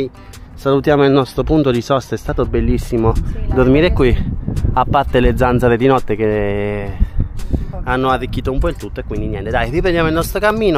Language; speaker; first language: Italian; native; Italian